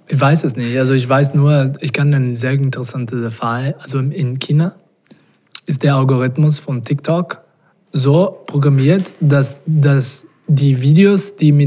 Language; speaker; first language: German; non-native, fluent; Portuguese